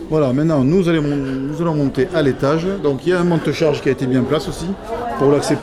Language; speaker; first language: French; native; French